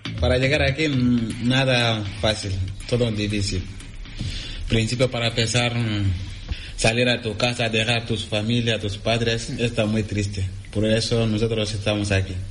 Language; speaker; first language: Spanish; non-native, learner; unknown